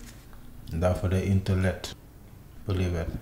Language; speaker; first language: Swedish; non-native, learner; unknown